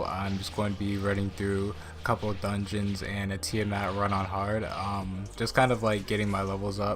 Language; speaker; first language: English; native; English